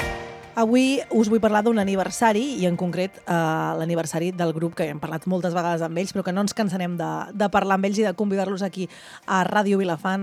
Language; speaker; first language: Catalan; native; Catalan